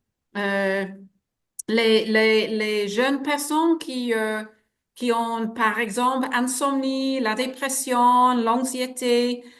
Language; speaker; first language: French; non-native, fluent; English